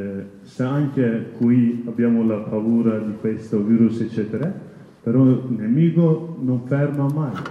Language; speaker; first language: Italian; non-native, learner; Kurdish